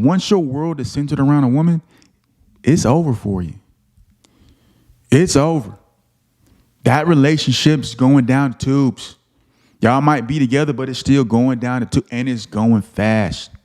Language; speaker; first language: English; native; English